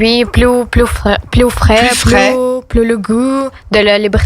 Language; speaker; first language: French; non-native, learner; Ukrainian